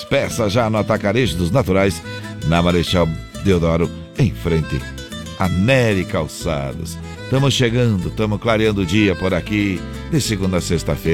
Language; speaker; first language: Portuguese; native; Portuguese